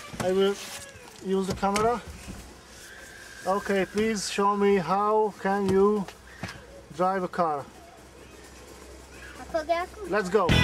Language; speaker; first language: English; non-native, learner; Hungarian